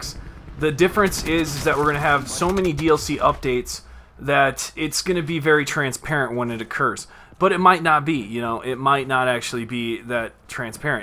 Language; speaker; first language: English; native; English